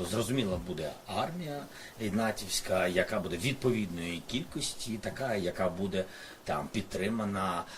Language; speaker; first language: Ukrainian; non-native, local second language; Russian